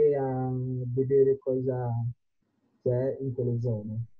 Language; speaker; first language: Italian; non-native, fluent; Akan